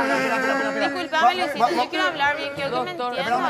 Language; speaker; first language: Spanish; native; Spanish